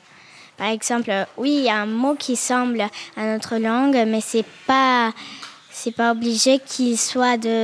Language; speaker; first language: French; early bilingual, other home language; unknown